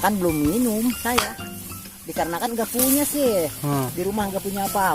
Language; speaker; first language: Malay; non-native, local second language; Sundanese